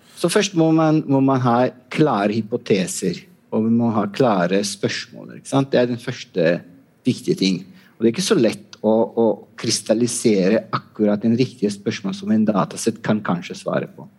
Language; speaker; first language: Norwegian; non-native, fluent; Italian